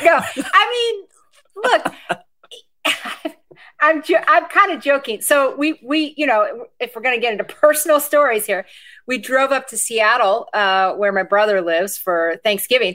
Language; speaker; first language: English; native; English